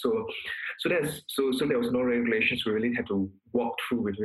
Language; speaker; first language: English; non-native, local second language; Chinese